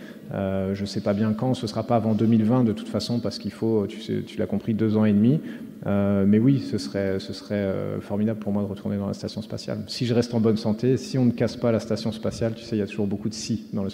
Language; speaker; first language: French; native; French